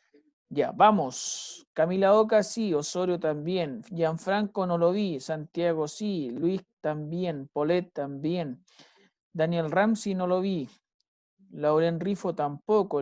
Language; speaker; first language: Spanish; native; Spanish